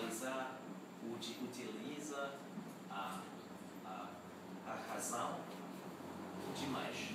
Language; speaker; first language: Portuguese; non-native, learner; Spanish